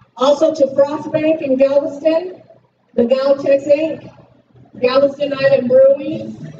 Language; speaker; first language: English; native; English